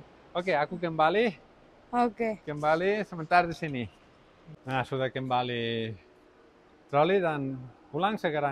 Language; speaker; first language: Indonesian; non-native, learner; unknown